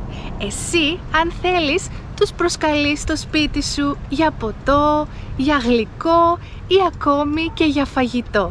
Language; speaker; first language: Greek; native; Greek